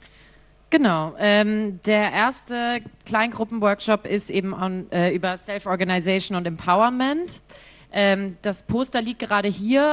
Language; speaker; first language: German; native; German